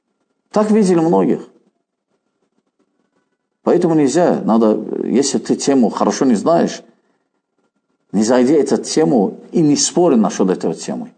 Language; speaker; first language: Russian; non-native, fluent; Azerbaijani